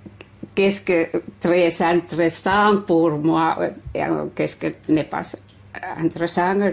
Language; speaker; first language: French; non-native, learner; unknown